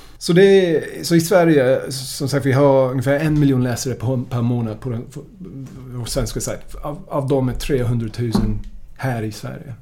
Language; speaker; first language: Swedish; non-native, fluent; English